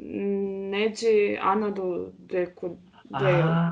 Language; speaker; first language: Korean; non-native, learner; Latvian